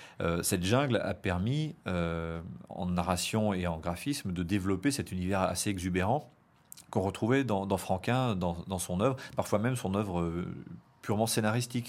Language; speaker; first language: French; native; French